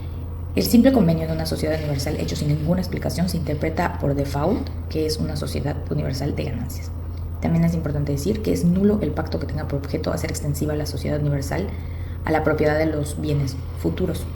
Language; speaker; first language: Spanish; native; Spanish